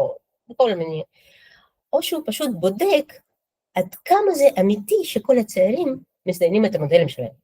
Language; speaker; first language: Hebrew; non-native, fluent; Russian